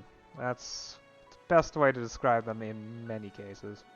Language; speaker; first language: English; native; English